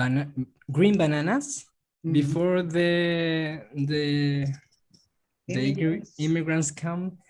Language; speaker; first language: English; non-native, learner; Spanish